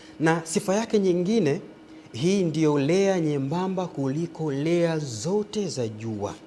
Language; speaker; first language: Swahili; native; Swahili